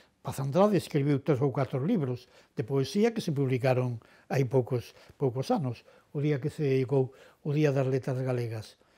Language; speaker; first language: Galician; non-native, local second language; Spanish